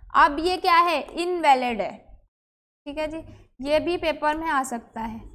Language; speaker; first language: Hindi; native; Hindi